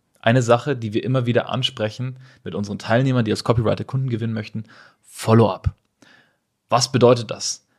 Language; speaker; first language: German; native; German